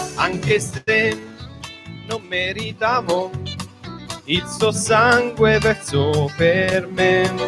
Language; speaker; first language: Italian; native; Italian